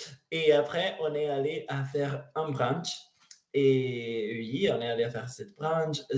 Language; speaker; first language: French; non-native, learner; Italian